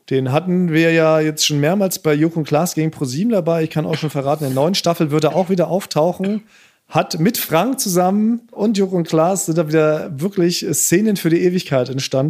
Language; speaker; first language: German; native; German